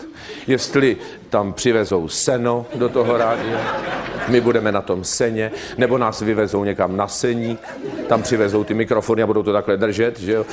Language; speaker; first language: Czech; native; Czech